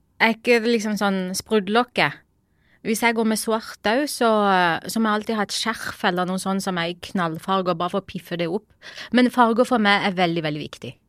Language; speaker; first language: Norwegian; early bilingual, other home language; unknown